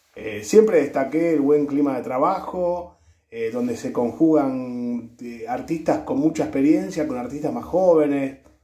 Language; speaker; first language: Spanish; native; Spanish